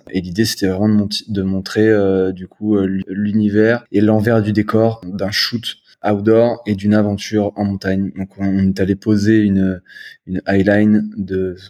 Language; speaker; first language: French; native; French